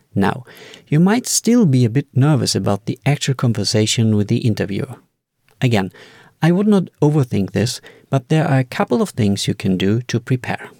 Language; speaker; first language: English; non-native, fluent; German